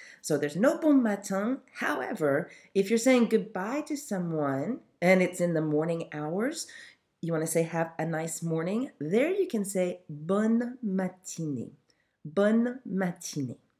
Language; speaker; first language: English; native; English